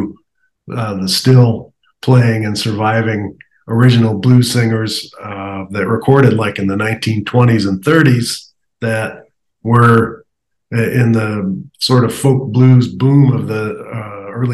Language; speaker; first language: English; native; English